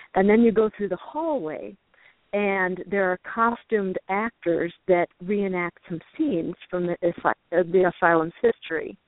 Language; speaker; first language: English; native; English